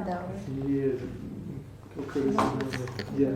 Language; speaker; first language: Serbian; non-native, learner; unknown